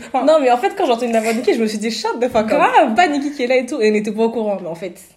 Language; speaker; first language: French; native; French